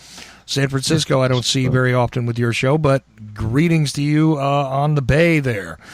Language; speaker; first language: English; native; English